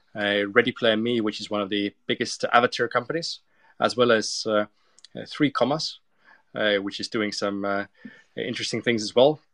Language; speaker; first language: English; non-native, fluent; Estonian